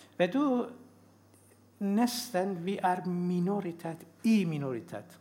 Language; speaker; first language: Swedish; non-native, learner; Persian